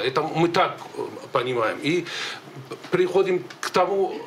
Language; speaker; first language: Russian; native; Russian